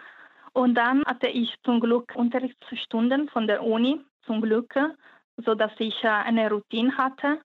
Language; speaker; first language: German; non-native, learner; Italian